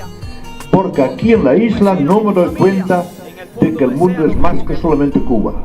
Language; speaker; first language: Spanish; non-native, fluent; Dutch